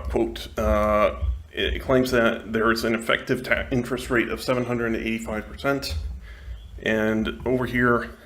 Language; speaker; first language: English; non-native, local second language; Spanish